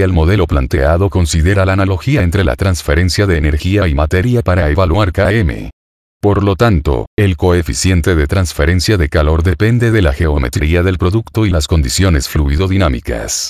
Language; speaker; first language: Spanish; native; Spanish